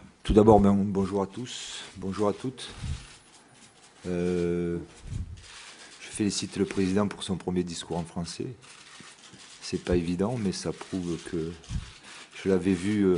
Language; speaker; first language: French; native; French